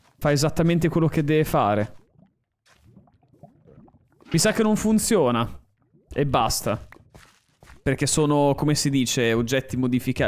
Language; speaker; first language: Italian; native; Italian